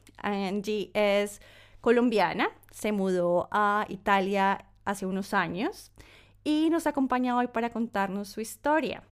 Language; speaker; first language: Spanish; native; Spanish